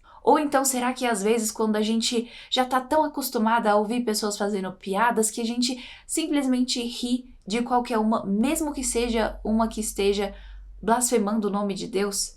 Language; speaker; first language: Portuguese; native; Portuguese